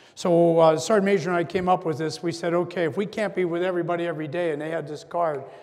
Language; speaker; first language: English; native; English